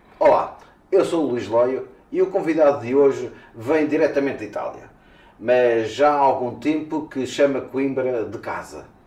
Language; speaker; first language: Portuguese; native; Portuguese